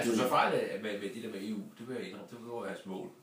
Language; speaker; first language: Danish; native; Danish